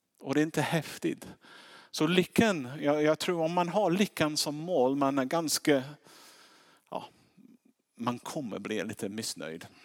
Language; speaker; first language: Swedish; non-native, fluent; English